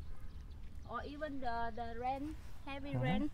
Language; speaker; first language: English; non-native, fluent; Vietnamese